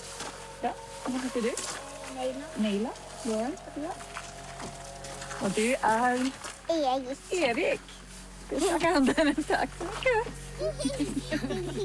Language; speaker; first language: Swedish; non-native, learner; English